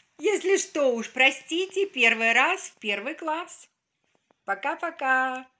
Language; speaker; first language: Russian; native; Russian